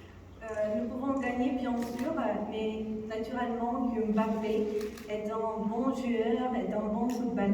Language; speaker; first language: French; non-native, fluent; Ukrainian